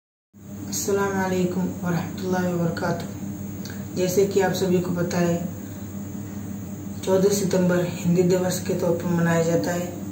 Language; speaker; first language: Hindi; non-native, local second language; Malayalam